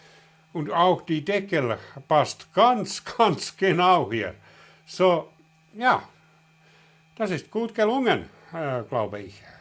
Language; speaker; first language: German; non-native, learner; Finnish